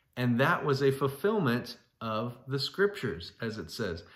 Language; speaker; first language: English; native; English